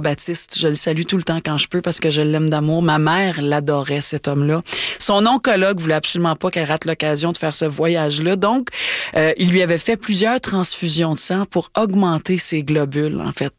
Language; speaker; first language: French; native; French